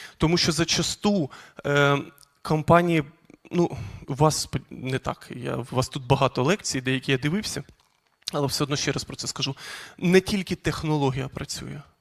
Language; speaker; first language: Ukrainian; non-native, local second language; Russian